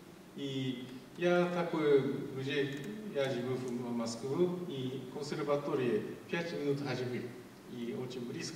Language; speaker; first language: Russian; non-native, fluent; Japanese